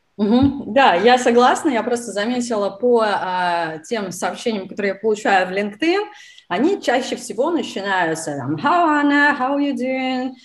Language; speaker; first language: Russian; native; Russian